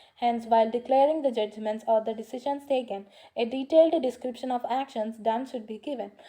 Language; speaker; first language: English; non-native, local second language; Malayalam